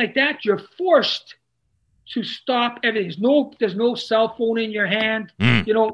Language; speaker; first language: English; non-native, fluent; Italian